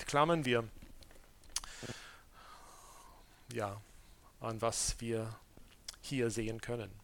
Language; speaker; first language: German; non-native, fluent; English